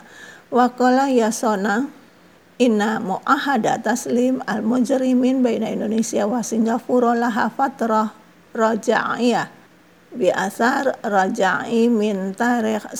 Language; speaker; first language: Arabic; non-native, fluent; Indonesian